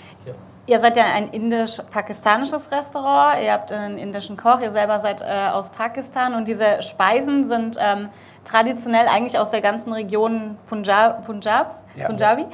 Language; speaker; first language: German; native; German